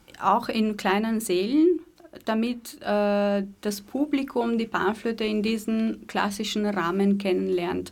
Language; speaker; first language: German; native; German